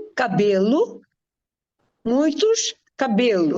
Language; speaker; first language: Portuguese; non-native, fluent; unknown